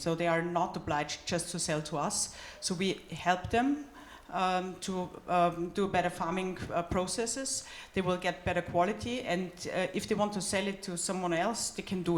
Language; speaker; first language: English; non-native, fluent; German